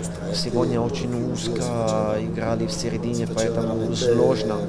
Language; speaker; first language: Russian; non-native, learner; Italian